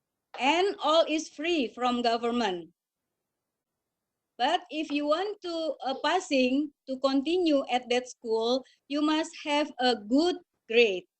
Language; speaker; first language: English; non-native, learner; Indonesian